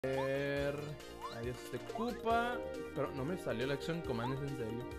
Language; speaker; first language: Spanish; native; Spanish